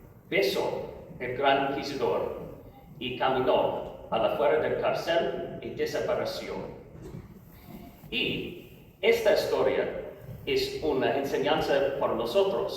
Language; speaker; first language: Spanish; non-native, learner; English